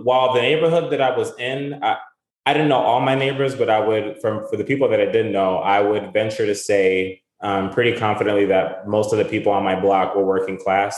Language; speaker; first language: English; native; English